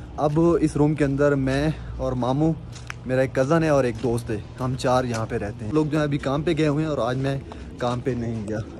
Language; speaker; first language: Urdu; non-native, local second language; Punjabi